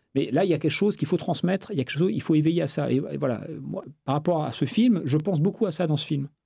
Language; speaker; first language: French; native; French